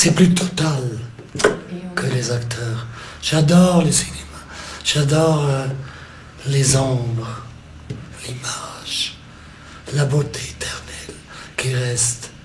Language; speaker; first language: French; non-native, local second language; German